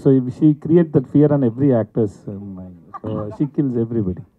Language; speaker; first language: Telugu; non-native, learner; Tamil